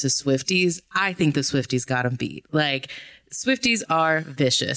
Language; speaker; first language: English; native; English